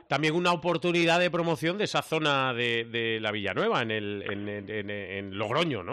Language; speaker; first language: Spanish; native; Spanish